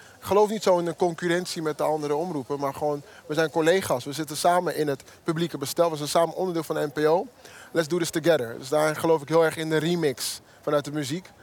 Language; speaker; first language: Dutch; early bilingual, other home language; Akan